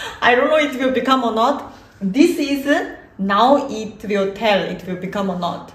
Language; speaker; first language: English; non-native, learner; Korean